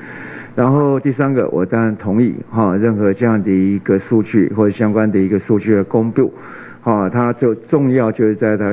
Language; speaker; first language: Chinese; native; Chinese